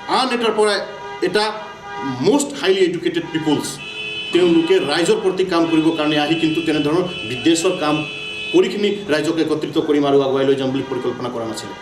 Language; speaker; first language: Assamese; non-native, local second language; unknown